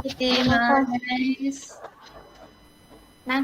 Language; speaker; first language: English; non-native, learner; Indonesian